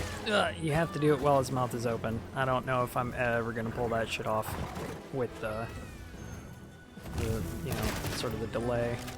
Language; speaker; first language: English; native; English